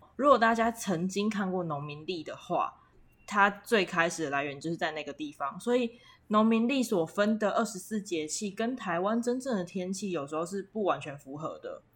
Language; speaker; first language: Chinese; native; Chinese